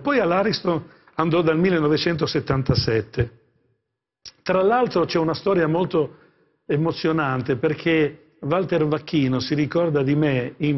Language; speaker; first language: Italian; native; Italian